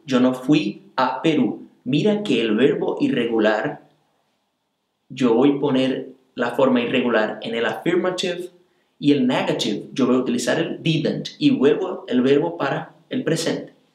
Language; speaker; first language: Spanish; non-native, fluent; Portuguese